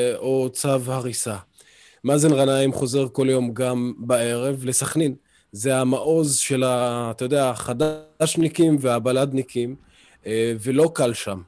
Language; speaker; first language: Hebrew; non-native, local second language; Arabic